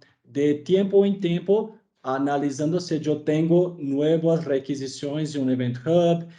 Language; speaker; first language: Spanish; non-native, fluent; Portuguese